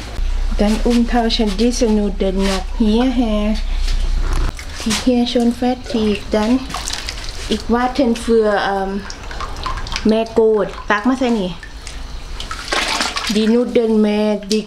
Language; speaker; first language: German; non-native, learner; Thai